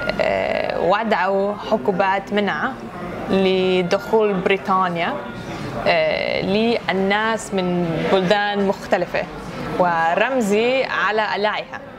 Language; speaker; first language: Arabic; non-native, learner; English